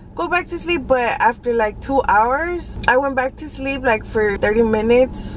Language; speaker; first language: English; early bilingual, other home language; Spanish